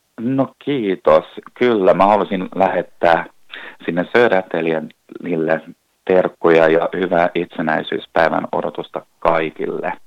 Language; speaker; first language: Finnish; early bilingual, heritage; Swedish